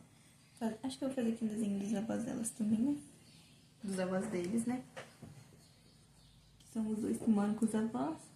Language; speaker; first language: Portuguese; native; Portuguese